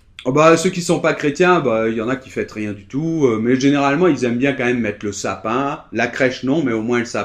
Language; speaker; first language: French; native; French